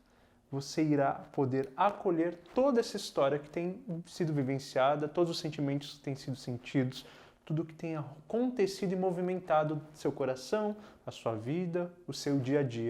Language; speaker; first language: Portuguese; native; Portuguese